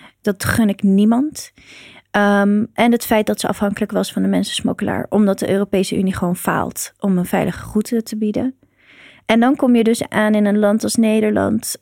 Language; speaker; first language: Dutch; early bilingual, other home language; Persian